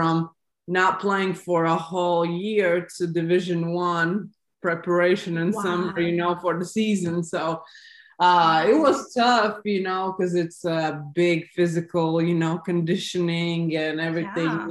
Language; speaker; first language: English; non-native, fluent; Latvian